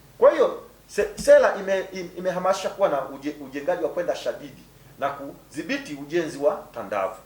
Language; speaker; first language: Swahili; native; Swahili